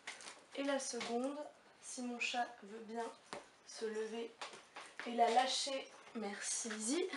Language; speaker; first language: French; native; French